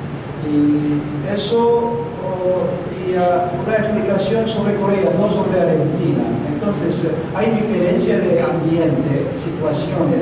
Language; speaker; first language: Spanish; non-native, learner; Korean